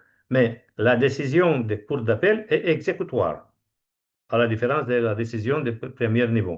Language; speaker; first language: French; non-native, fluent; Romanian